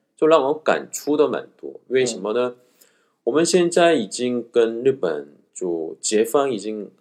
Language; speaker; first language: Chinese; non-native, fluent; Korean